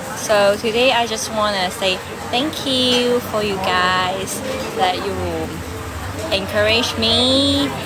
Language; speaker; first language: English; non-native, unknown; Thai